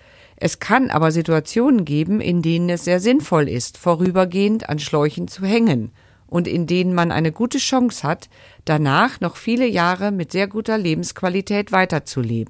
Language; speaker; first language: German; native; German